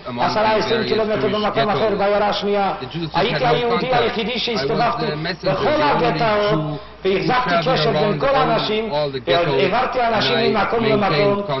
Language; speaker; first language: Hebrew; non-native, fluent; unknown